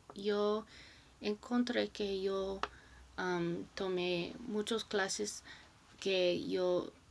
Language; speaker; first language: Spanish; non-native, learner; English